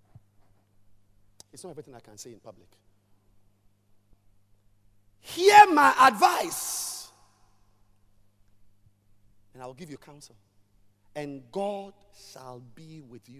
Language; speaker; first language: English; non-native, local second language; Ewe